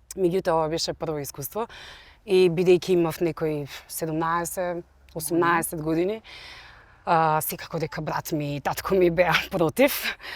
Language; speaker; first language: Macedonian; native; Macedonian